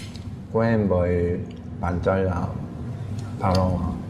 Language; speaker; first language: Vietnamese; non-native, learner; Korean